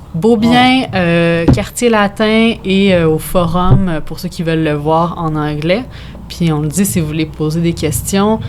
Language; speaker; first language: French; native; French